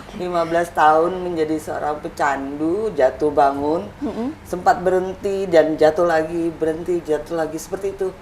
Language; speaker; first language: Indonesian; native; Indonesian